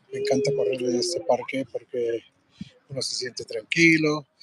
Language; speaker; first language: Spanish; early bilingual, heritage; Spanish